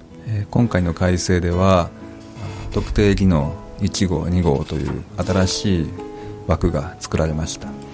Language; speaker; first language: Japanese; native; Japanese